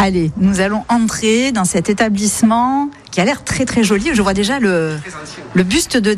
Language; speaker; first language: French; native; French